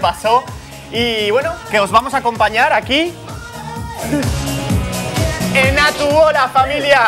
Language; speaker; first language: Spanish; native; Spanish